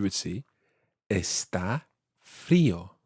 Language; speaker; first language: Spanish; non-native, fluent; English